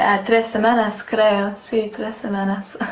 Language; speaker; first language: Spanish; non-native, learner; English